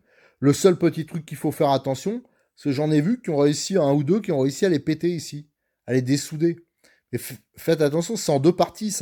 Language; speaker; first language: French; native; French